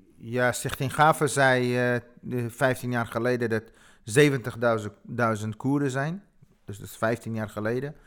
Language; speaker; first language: Dutch; non-native, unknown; Kurdish